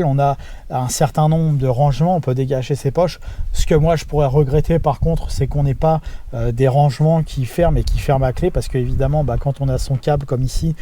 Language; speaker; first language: French; native; French